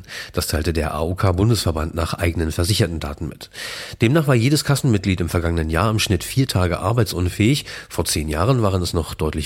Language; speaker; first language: German; native; German